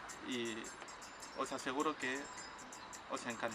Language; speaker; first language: Spanish; non-native, local second language; Arabic